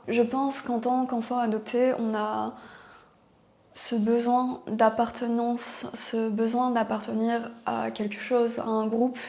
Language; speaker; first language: French; native; French